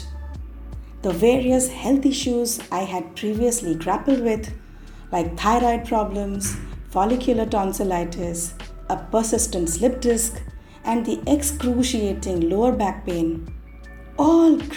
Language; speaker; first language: English; non-native, local second language; Bangla